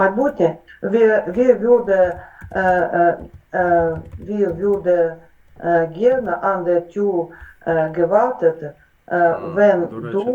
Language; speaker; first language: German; non-native, learner; Ukrainian